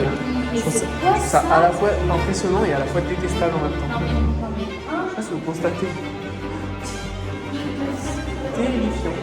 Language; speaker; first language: French; native; French